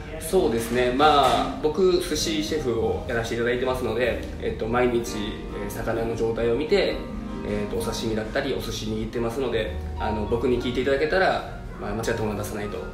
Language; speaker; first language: Japanese; native; Japanese